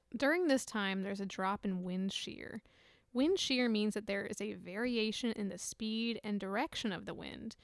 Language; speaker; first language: English; native; English